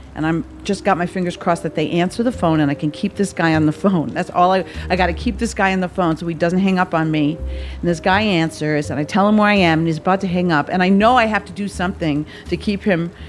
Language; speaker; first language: English; native; English